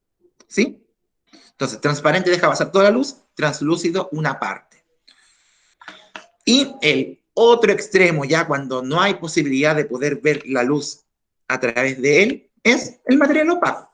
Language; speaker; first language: Spanish; native; Spanish